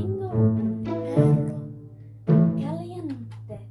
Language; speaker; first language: Spanish; non-native, learner; English